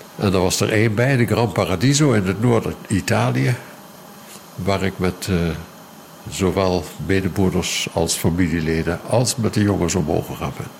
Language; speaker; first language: Dutch; native; Dutch